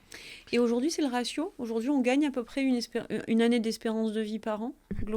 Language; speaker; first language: French; native; French